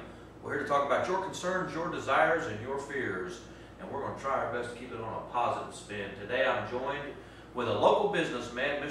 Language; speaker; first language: English; native; English